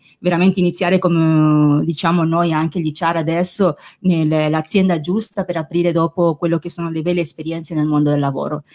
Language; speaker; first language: Italian; non-native, fluent; Spanish